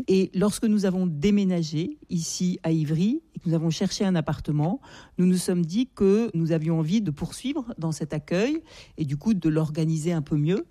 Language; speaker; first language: French; native; French